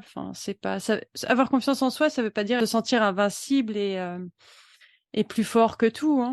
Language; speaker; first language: French; native; French